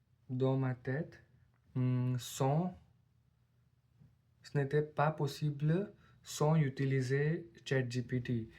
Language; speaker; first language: French; non-native, learner; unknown